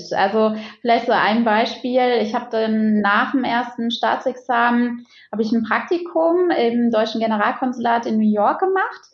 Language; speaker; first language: German; native; German